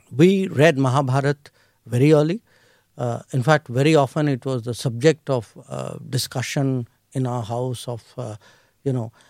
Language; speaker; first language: English; non-native, local second language; Hindi